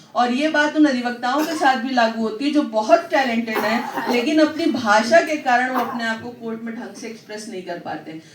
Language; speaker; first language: Hindi; native; Hindi